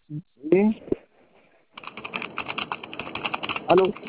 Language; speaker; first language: Spanish; native; Spanish